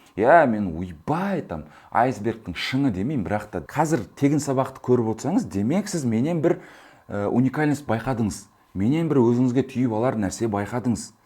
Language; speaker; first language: Kazakh; early bilingual, heritage; Kazakh